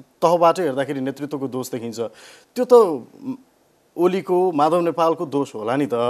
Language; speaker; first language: Nepali; native; Nepali